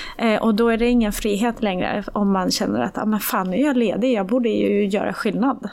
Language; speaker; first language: Swedish; early bilingual, other home language; Persian